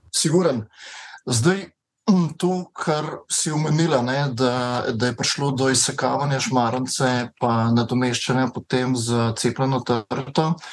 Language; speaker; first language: Slovenian; native; Slovenian